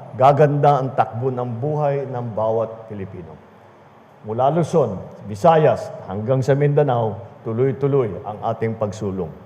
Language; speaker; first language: Filipino; native; Filipino